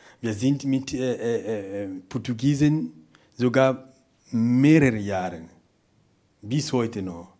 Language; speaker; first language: German; non-native, fluent; Portuguese